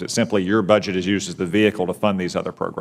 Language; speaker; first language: English; native; English